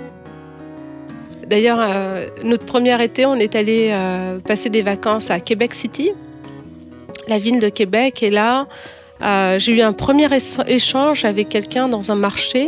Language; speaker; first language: French; native; French